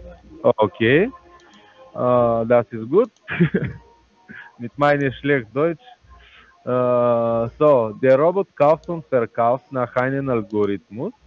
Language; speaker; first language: German; non-native, learner; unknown